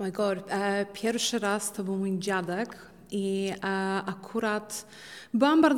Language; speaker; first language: Polish; early bilingual, heritage; Polish